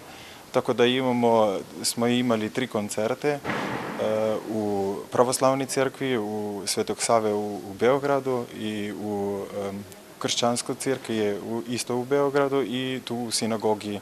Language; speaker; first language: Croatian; non-native, learner; Slovenian